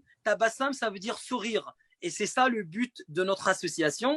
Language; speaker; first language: French; non-native, fluent; Arabic